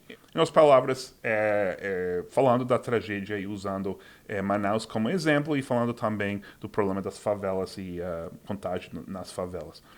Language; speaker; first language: Portuguese; non-native, fluent; English